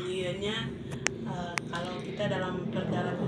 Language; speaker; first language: Indonesian; non-native, local second language; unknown